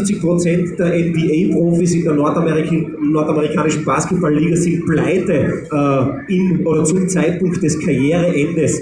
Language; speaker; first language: German; native; German